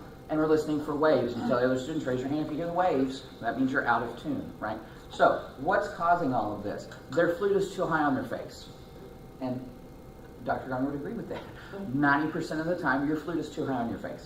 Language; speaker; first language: English; native; English